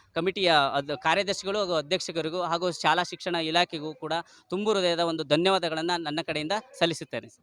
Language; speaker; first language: Kannada; native; Kannada